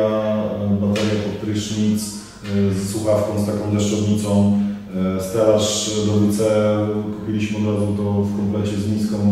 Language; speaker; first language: Polish; native; Polish